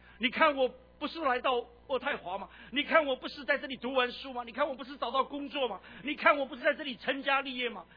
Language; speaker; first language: Chinese; native; Chinese